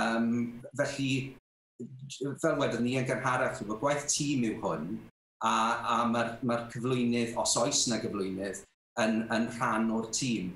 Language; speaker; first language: Welsh; native; Welsh